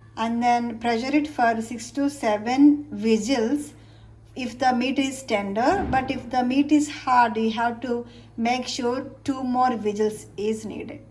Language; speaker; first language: English; non-native, local second language; Telugu